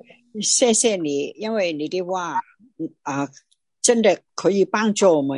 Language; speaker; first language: Chinese; non-native, local second language; Cantonese